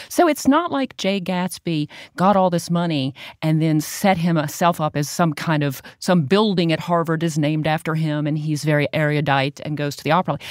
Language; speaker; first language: English; native; English